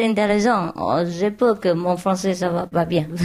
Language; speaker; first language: French; non-native, learner; Vietnamese